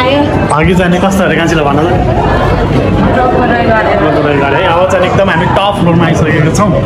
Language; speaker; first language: Nepali; native; Nepali